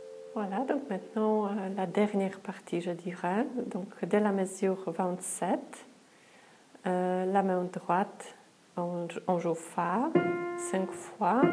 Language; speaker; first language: French; non-native, fluent; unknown